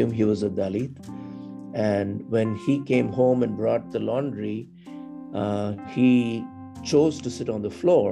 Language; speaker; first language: English; non-native, local second language; Tamil